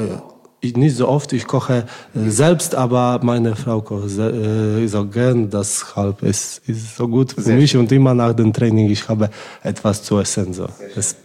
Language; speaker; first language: German; non-native, learner; Polish